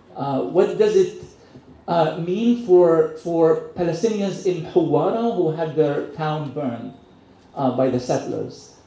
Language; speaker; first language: English; non-native, fluent; Arabic